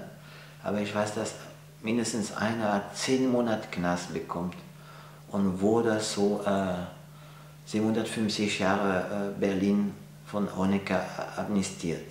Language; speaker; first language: German; non-native, fluent; French